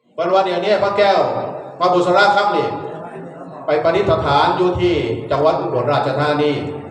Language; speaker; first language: Thai; non-native, local second language; Northeastern Thai